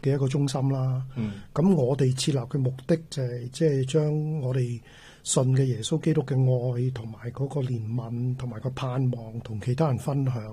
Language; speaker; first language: Cantonese; native; Cantonese